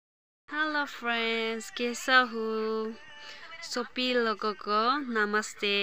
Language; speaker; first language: Hindi; non-native, local second language; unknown